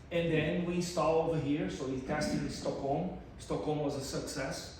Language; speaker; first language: English; non-native, fluent; Portuguese